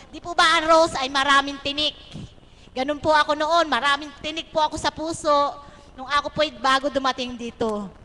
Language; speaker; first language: Filipino; native; Filipino